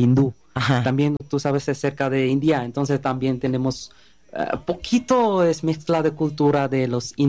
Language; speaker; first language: Spanish; non-native, learner; Bangla